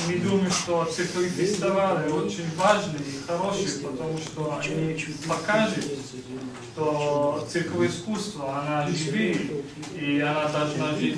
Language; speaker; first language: Russian; non-native, learner; Hungarian